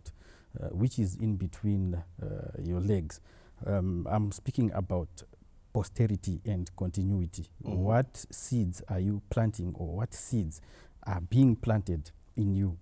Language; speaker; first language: English; non-native, local second language; Shona